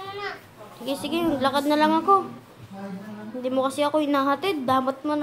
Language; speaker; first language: Filipino; native; Filipino